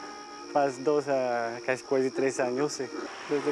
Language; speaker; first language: Portuguese; non-native, learner; French